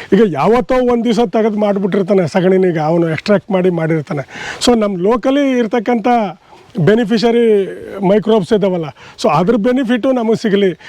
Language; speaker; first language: Kannada; native; Kannada